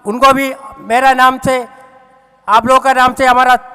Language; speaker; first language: Hindi; non-native, local second language; Malayalam